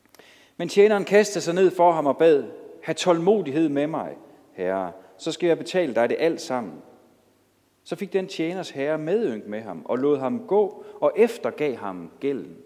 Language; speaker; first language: Danish; native; Danish